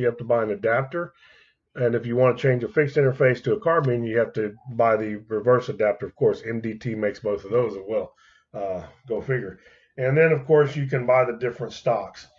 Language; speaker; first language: English; native; English